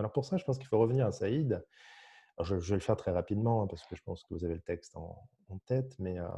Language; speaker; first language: French; native; French